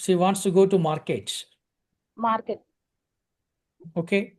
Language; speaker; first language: English; non-native, local second language; Telugu